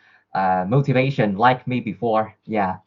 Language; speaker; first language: English; non-native, learner; Vietnamese